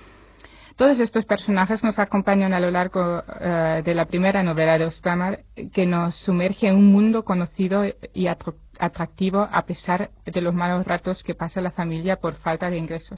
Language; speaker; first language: Spanish; non-native, fluent; German